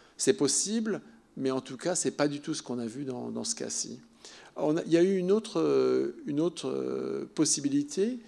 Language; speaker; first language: French; native; French